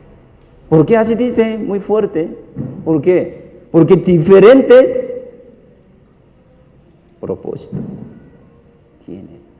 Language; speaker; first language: Spanish; non-native, learner; Korean